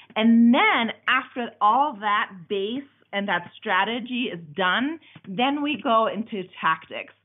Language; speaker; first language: English; non-native, fluent; German